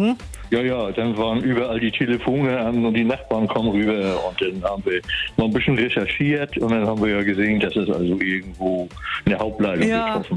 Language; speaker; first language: German; native; German